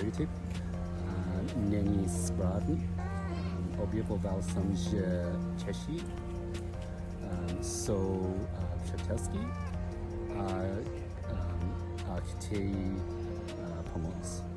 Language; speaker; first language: Czech; non-native, learner; English